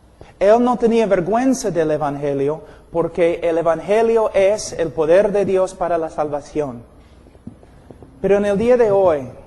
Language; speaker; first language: Spanish; non-native, fluent; English